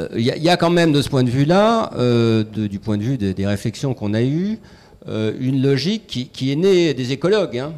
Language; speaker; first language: French; native; French